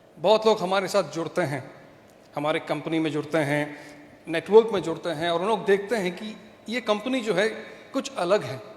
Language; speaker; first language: Hindi; non-native, local second language; Malayalam